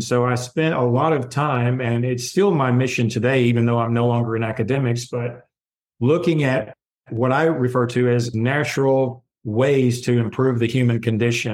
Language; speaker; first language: English; native; English